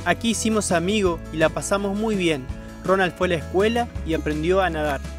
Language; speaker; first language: Spanish; native; Spanish